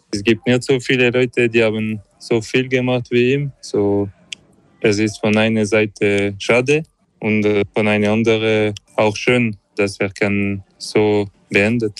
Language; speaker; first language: German; non-native, local second language; French